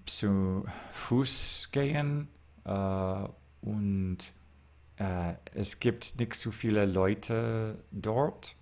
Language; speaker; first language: German; non-native, learner; English